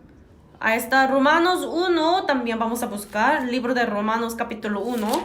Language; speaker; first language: Spanish; non-native, fluent; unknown